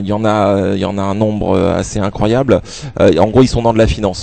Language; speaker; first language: French; native; French